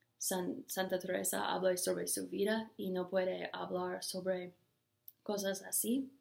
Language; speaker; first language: Spanish; non-native, learner; English